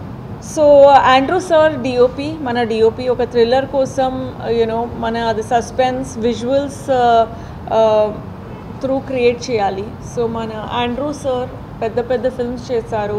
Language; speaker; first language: Telugu; non-native, fluent; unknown